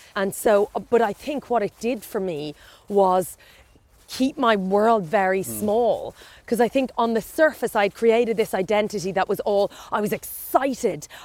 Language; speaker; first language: English; native; English